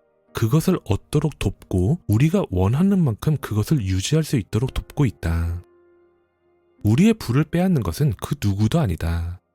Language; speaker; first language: Korean; native; Korean